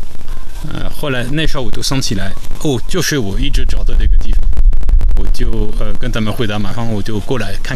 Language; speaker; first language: Chinese; non-native, fluent; French